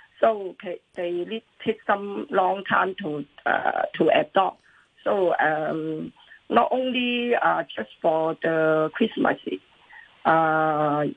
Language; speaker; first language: English; non-native, local second language; Cantonese